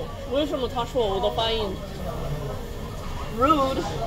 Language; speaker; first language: Chinese; non-native, learner; Korean